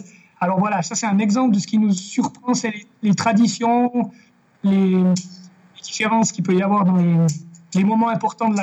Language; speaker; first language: French; native; French